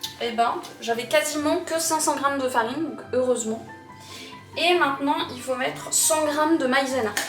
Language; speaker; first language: French; native; French